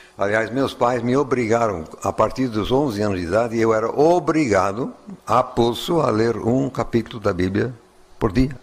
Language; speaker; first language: Portuguese; non-native, fluent; English